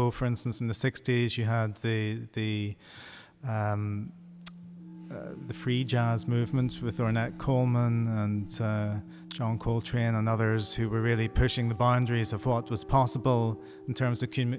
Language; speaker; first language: English; native; English